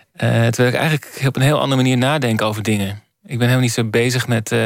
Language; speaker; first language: Dutch; native; Dutch